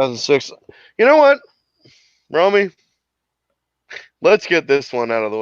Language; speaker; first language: English; native; English